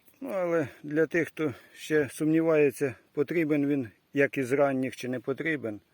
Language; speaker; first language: Ukrainian; native; Ukrainian